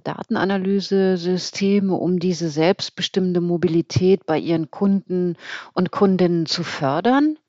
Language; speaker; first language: German; native; German